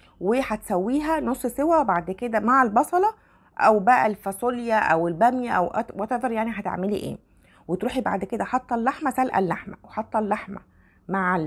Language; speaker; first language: Arabic; native; Arabic